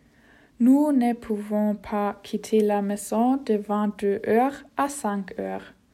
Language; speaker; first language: French; non-native, learner; German